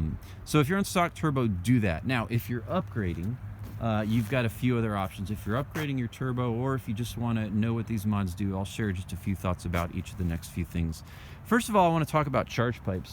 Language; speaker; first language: English; native; English